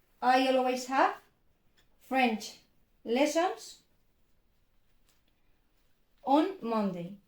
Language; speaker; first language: English; non-native, fluent; Spanish